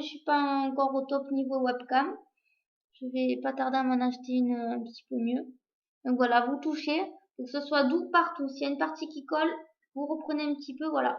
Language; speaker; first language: French; native; French